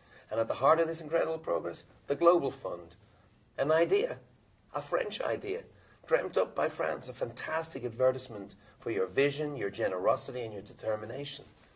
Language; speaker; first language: English; native; English